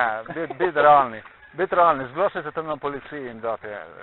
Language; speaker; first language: Polish; non-native, learner; Slovenian